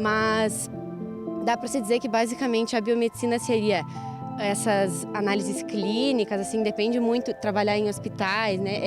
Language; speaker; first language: Portuguese; native; Portuguese